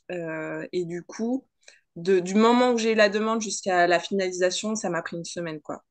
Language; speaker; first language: French; native; French